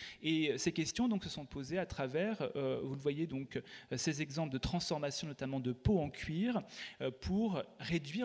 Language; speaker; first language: French; native; French